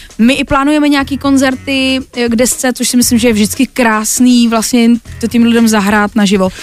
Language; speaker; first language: Czech; non-native, local second language; Polish